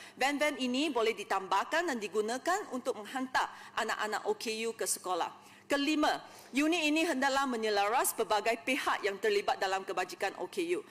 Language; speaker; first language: Malay; non-native, local second language; Chinese